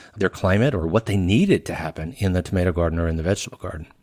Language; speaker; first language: English; native; English